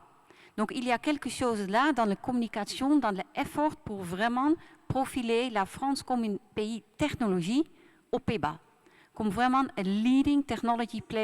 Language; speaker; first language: French; non-native, fluent; Dutch